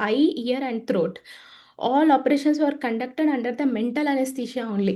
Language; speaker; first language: English; non-native, local second language; Telugu